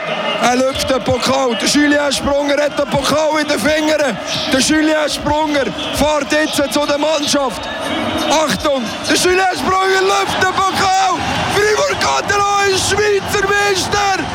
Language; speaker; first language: German; native; German